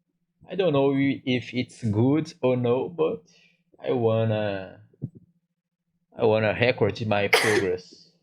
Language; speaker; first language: English; non-native, learner; Portuguese